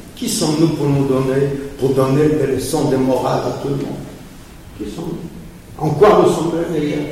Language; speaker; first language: French; early bilingual, other home language; Polish